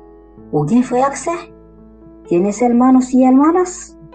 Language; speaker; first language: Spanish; non-native, learner; Haitian Creole